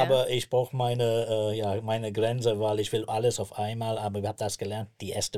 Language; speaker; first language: German; non-native, learner; English